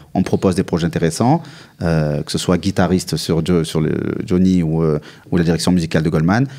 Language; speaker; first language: French; native; French